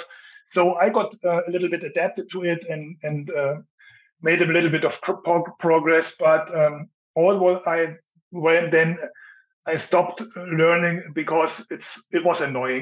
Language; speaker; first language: English; non-native, fluent; German